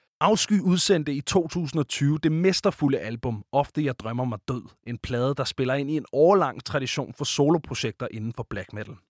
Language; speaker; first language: Danish; native; Danish